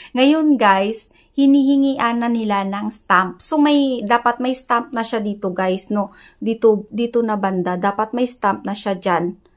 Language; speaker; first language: Filipino; non-native, local second language; Hiligaynon